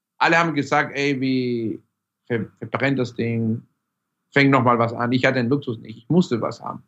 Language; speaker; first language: German; non-native, fluent; Spanish